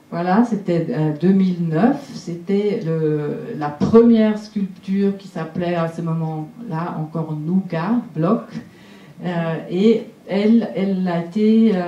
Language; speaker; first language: French; non-native, local second language; German